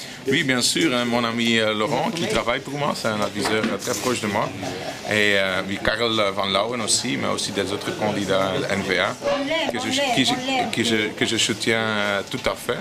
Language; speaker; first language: French; non-native, local second language; Dutch